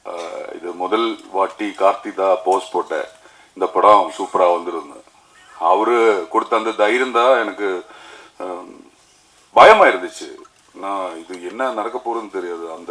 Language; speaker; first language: Tamil; non-native, learner; Malayalam